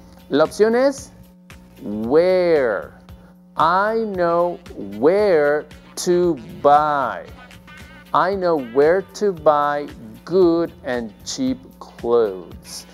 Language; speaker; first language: English; non-native, fluent; Spanish